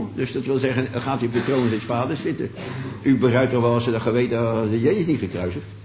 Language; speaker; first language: Dutch; native; Dutch